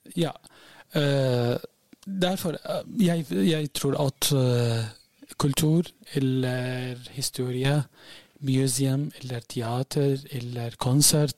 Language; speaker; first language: Norwegian; non-native, learner; Arabic